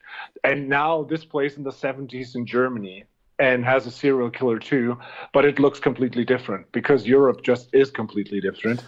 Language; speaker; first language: English; non-native, fluent; German